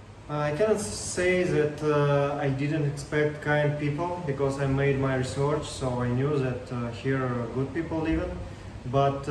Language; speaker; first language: English; non-native, learner; Russian